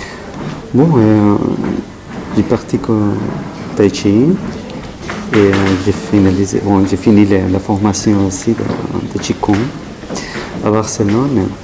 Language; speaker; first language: French; non-native, learner; Spanish